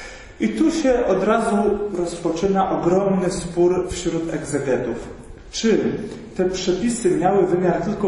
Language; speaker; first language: Polish; native; Polish